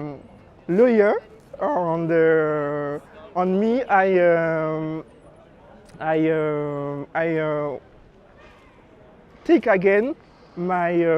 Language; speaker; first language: English; non-native, learner; French